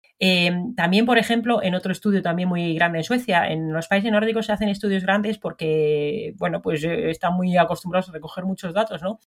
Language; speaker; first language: Spanish; non-native, fluent; Finnish